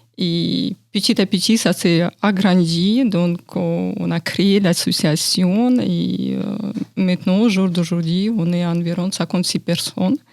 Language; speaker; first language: French; non-native, fluent; Ukrainian